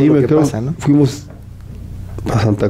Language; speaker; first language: Spanish; native; Spanish